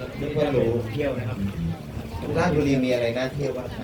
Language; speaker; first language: Thai; native; Thai